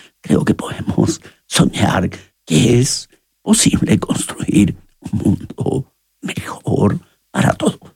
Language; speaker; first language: Spanish; native; Spanish